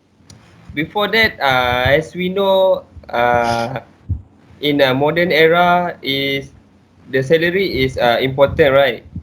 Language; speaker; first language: English; non-native, local second language; Malay